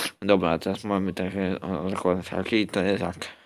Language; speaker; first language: Polish; native; Polish